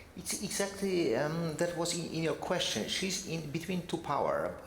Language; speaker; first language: English; non-native, fluent; Polish